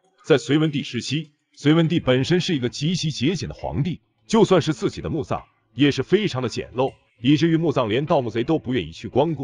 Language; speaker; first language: Chinese; native; Chinese